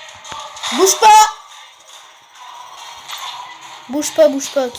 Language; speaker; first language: French; native; French